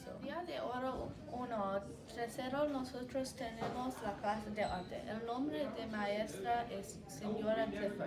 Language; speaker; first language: Spanish; non-native, learner; English